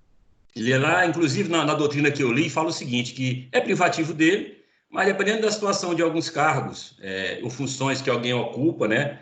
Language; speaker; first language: Portuguese; native; Portuguese